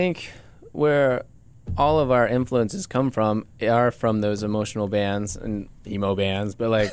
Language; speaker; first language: English; native; English